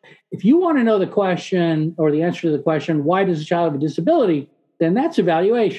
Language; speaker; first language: English; early bilingual, other home language; Spanish